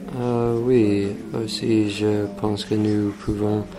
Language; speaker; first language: French; non-native, learner; English